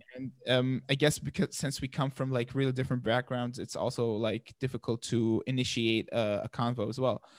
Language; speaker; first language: English; non-native, fluent; Arabic